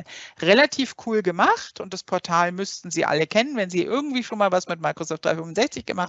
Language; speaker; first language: German; native; German